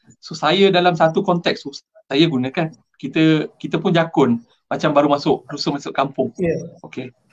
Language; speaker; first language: Malay; non-native, local second language; Tamil